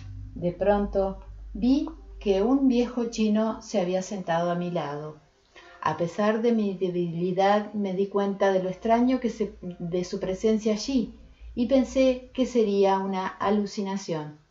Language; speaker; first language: Spanish; native; Spanish